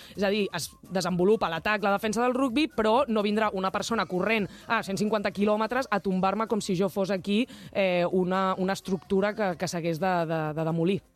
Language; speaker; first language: Catalan; native; Catalan